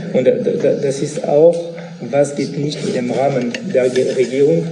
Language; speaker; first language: German; non-native, learner; French